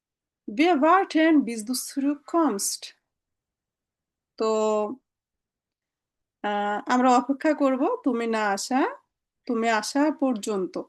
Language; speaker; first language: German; non-native, fluent; Bangla